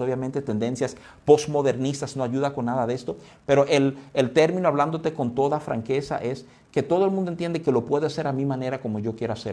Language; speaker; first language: Spanish; native; Spanish